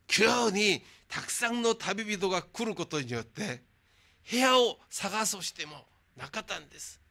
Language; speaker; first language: Japanese; non-native, fluent; Korean